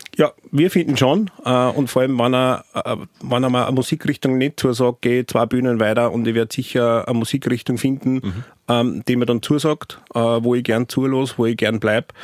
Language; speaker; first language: German; native; German